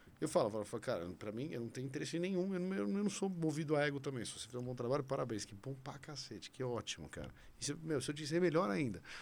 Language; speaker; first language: Portuguese; native; Portuguese